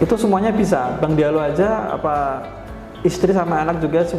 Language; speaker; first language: Indonesian; native; Indonesian